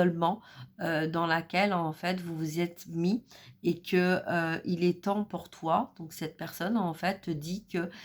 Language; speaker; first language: French; native; French